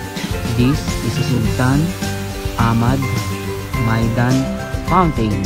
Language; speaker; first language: English; non-native, learner; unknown